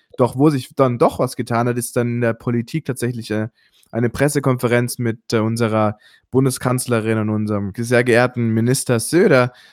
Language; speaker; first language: German; native; German